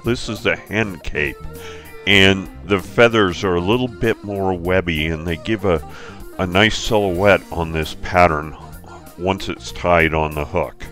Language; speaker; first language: English; native; English